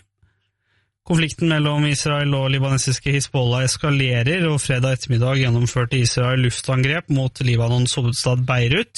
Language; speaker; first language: Norwegian; native; Norwegian